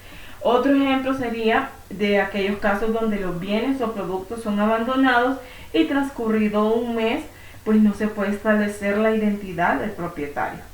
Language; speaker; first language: Spanish; native; Spanish